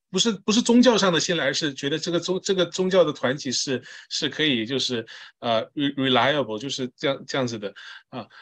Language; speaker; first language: Chinese; early bilingual, heritage; Chinese